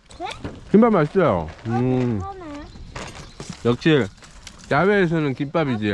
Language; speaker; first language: Korean; native; Korean